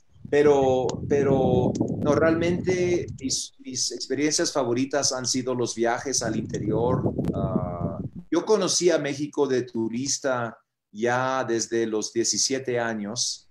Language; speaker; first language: Spanish; early bilingual, other home language; English